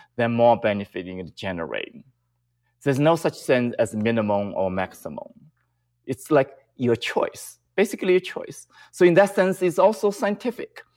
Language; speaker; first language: English; non-native, fluent; Chinese